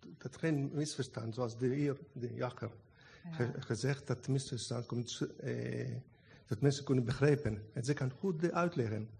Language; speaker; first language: Dutch; non-native, learner; Hebrew